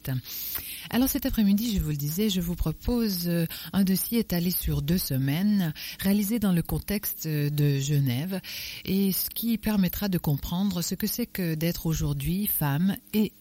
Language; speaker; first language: French; native; French